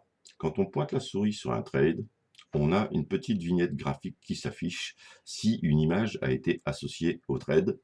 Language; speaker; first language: French; native; French